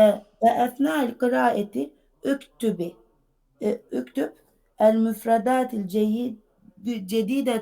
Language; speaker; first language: Arabic; non-native, fluent; Turkish